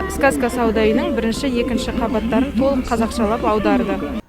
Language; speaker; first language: Kazakh; native; Kazakh